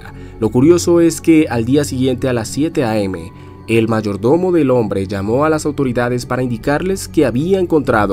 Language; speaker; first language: Spanish; native; Spanish